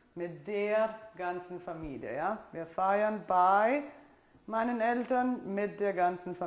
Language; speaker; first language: German; non-native, fluent; Italian